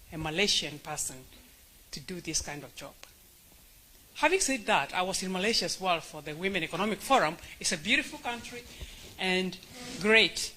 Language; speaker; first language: English; non-native, local second language; Gusii